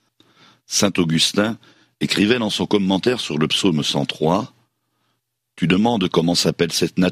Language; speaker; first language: French; native; French